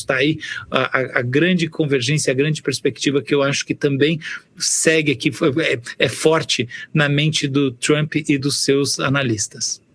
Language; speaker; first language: Portuguese; native; Portuguese